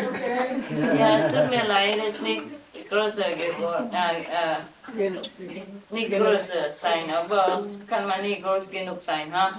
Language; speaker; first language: German; non-native, learner; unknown